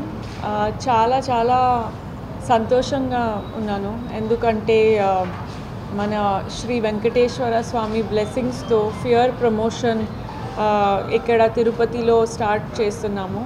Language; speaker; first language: Telugu; non-native, fluent; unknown